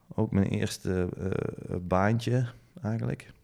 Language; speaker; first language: Dutch; native; Dutch